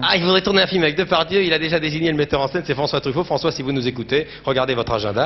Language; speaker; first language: French; native; French